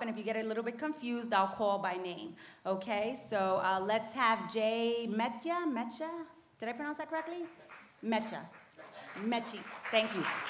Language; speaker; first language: English; early bilingual, other home language; Spanish